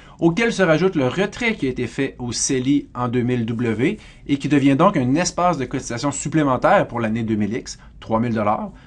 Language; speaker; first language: French; native; French